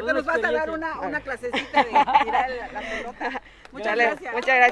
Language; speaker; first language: Spanish; native; Spanish